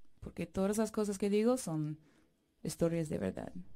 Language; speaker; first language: Spanish; non-native, fluent; English